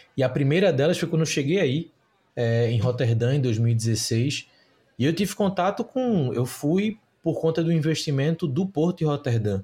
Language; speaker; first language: Portuguese; native; Portuguese